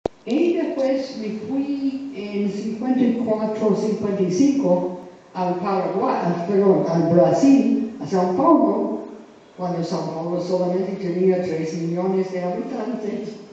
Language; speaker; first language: Spanish; non-native, fluent; English